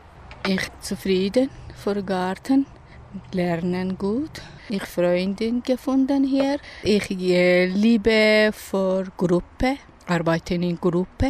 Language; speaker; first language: German; non-native, learner; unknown